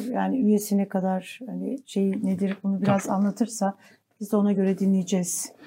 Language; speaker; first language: Turkish; native; Turkish